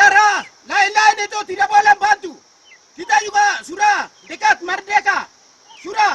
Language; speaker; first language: Indonesian; non-native, local second language; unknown